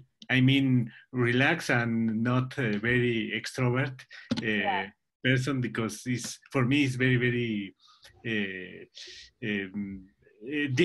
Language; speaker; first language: English; non-native, learner; Spanish